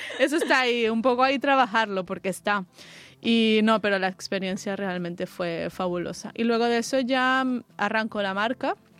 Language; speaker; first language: Spanish; native; Spanish